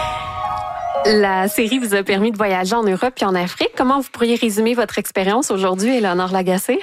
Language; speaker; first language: French; native; French